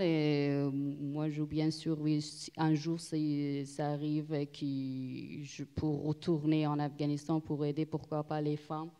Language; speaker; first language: French; non-native, learner; Persian